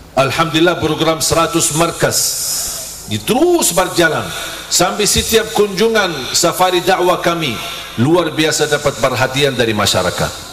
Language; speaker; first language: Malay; non-native, fluent; Arabic